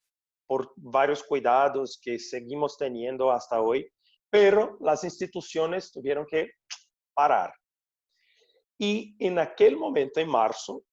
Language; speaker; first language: Spanish; non-native, fluent; Portuguese